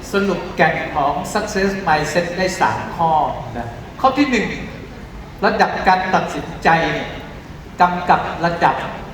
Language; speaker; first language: Thai; native; Thai